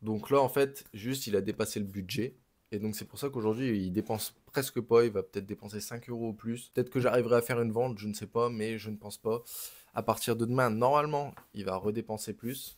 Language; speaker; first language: French; native; French